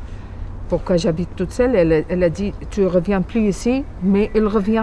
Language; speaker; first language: French; non-native, local second language; Arabic